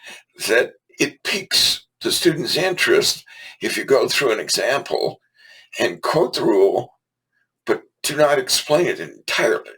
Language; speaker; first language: English; native; English